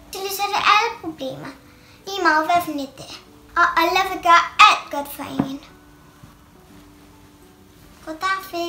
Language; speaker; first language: Danish; early bilingual, other home language; Urdu